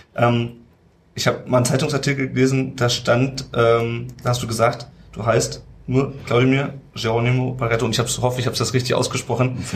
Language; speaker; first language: German; native; German